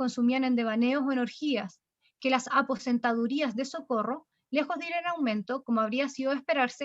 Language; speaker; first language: Spanish; native; Spanish